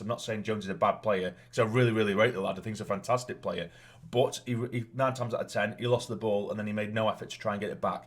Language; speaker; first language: English; native; English